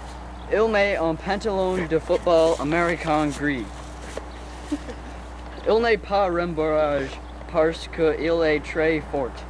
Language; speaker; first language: French; non-native, learner; English